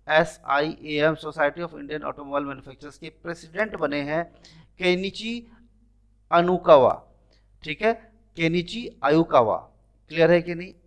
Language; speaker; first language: Hindi; native; Hindi